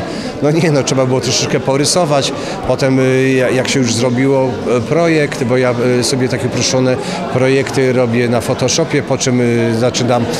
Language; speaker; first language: Polish; native; Polish